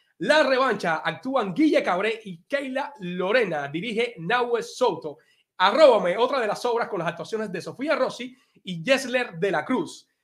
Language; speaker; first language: Spanish; native; Spanish